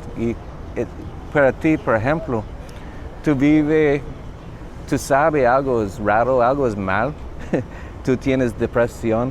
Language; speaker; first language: Spanish; non-native, learner; English